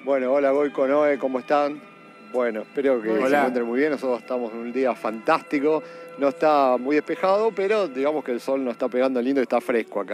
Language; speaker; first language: Spanish; native; Spanish